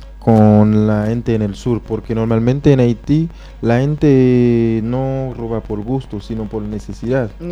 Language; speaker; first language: Spanish; non-native, fluent; Haitian Creole